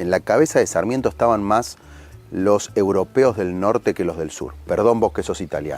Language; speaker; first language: Spanish; native; Spanish